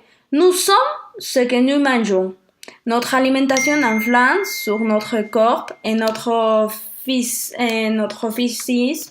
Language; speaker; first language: French; non-native, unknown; Spanish